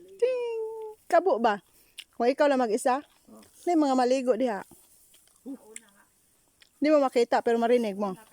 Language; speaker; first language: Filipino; non-native, local second language; Cebuano